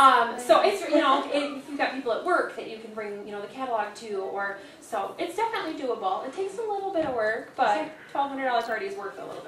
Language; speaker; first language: English; native; English